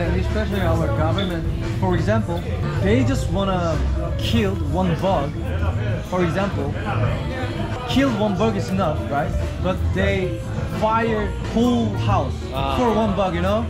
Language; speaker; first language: English; non-native, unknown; Korean